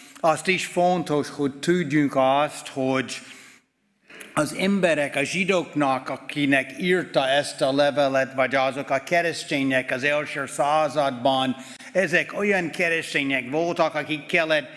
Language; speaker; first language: Hungarian; non-native, fluent; English